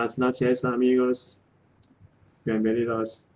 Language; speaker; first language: Spanish; non-native, learner; Chinese